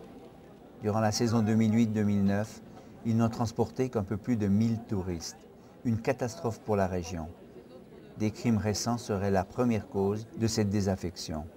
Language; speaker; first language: French; native; French